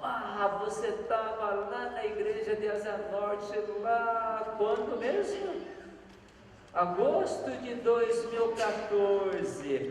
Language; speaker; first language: Portuguese; non-native, fluent; Korean